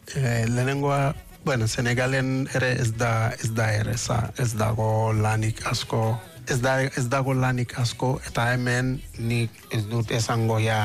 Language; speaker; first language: Basque; non-native, fluent; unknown